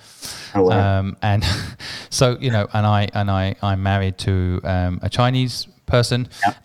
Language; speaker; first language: English; native; English